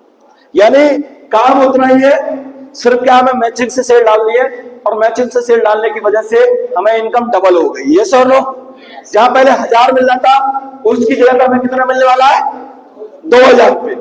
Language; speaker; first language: Hindi; native; Hindi